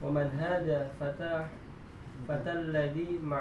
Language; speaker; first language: Arabic; non-native, learner; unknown